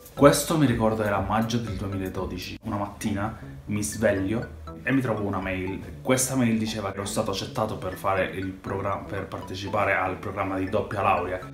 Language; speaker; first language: Italian; non-native, fluent; Spanish